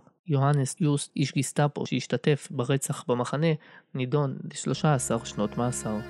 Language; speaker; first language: Hebrew; native; Hebrew